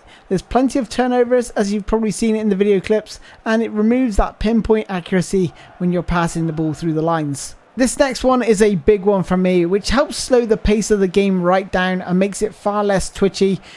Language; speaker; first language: English; native; English